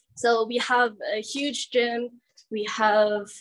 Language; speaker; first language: English; native; English